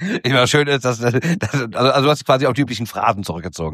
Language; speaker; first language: German; native; German